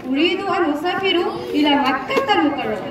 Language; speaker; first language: Arabic; non-native, learner; Bangla